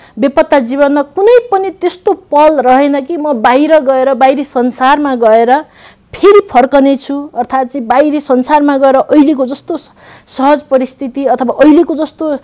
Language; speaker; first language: Nepali; native; Nepali